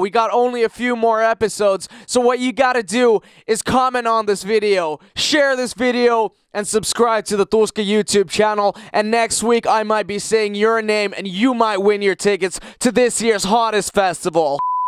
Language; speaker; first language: English; non-native, fluent; Finnish